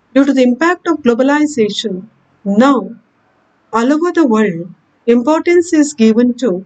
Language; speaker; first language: English; non-native, local second language; Kannada